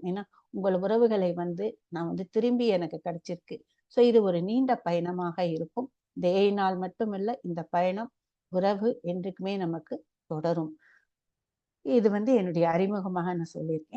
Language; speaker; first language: Tamil; native; Tamil